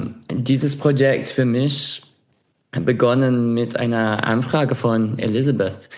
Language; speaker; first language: German; non-native, fluent; English